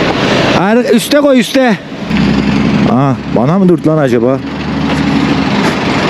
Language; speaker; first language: Turkish; native; Turkish